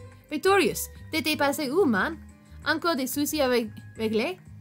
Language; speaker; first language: French; non-native, fluent; English